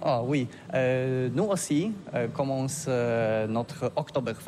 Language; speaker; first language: French; non-native, learner; Polish